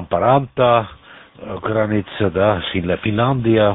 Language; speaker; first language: Russian; non-native, learner; German